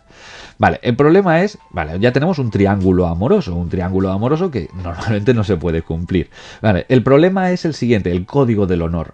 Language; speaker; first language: Spanish; native; Spanish